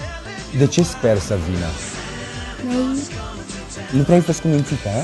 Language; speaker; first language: Romanian; native; Romanian